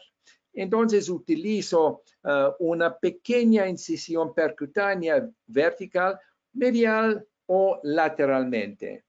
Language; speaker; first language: Spanish; non-native, fluent; English